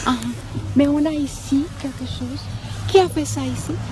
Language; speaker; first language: French; non-native, learner; English